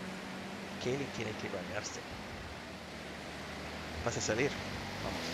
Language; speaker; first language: Spanish; non-native, learner; English